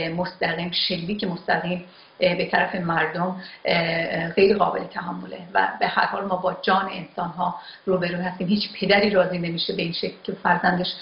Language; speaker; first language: Persian; non-native, local second language; Azerbaijani